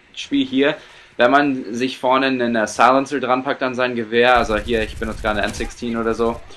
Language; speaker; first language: German; early bilingual, heritage; German